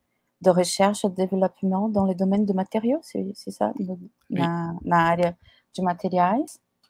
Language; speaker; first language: French; non-native, fluent; Portuguese